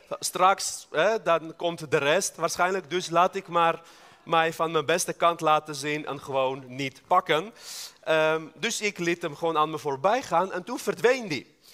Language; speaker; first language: Dutch; non-native, fluent; Armenian